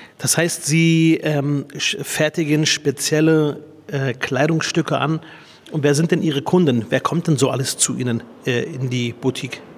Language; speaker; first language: German; early bilingual, other home language; Arabic